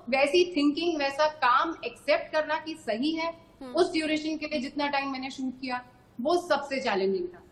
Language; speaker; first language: Hindi; native; Hindi